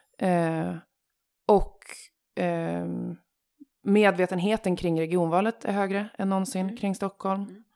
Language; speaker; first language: Swedish; native; Swedish